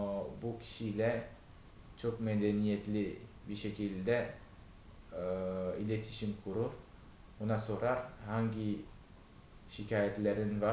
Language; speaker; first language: Turkish; non-native, fluent; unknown